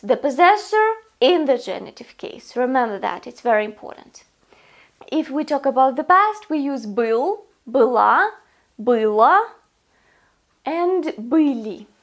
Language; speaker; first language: English; non-native, fluent; Russian